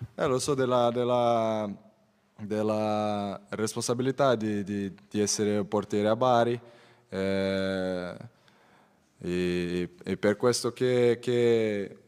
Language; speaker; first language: Italian; non-native, learner; Portuguese